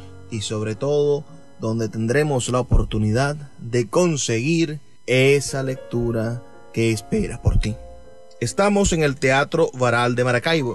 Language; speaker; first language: Spanish; native; Spanish